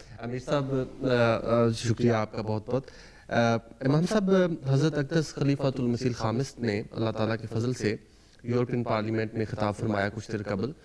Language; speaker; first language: Urdu; native; Urdu